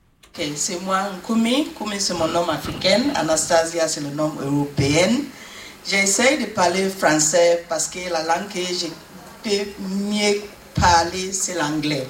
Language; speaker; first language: French; non-native, learner; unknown